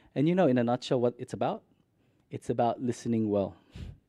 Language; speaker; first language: English; non-native, local second language; Cebuano